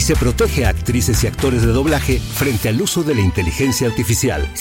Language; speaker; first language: Spanish; native; Spanish